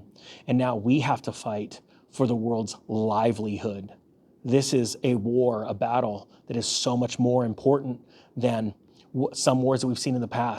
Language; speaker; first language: English; native; English